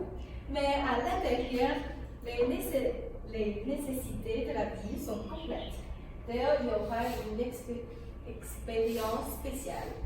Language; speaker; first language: French; non-native, fluent; Chinese